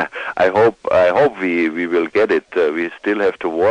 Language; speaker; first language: English; non-native, fluent; German